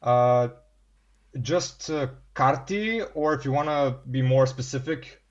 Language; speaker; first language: English; non-native, fluent; Bulgarian